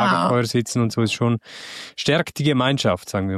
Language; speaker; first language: German; native; German